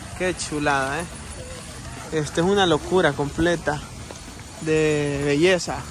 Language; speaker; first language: Spanish; native; Spanish